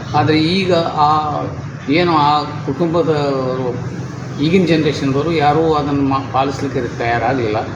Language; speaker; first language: Kannada; non-native, local second language; Konkani